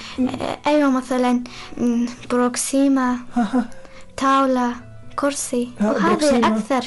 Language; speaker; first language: Arabic; non-native, learner; Persian